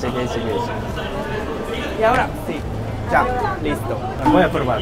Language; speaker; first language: Spanish; non-native, learner; Japanese